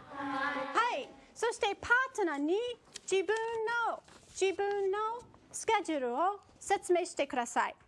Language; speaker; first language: Japanese; non-native, fluent; English